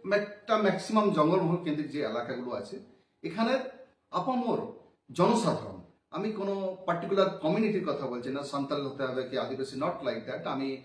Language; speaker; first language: Bangla; non-native, local second language; Santali